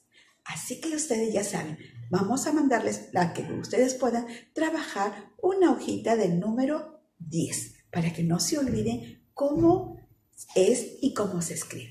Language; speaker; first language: Spanish; native; Spanish